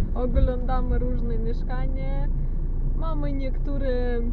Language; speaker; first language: Polish; non-native, fluent; Russian